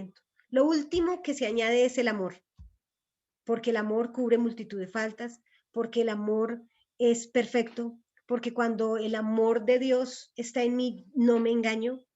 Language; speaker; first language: Spanish; native; Spanish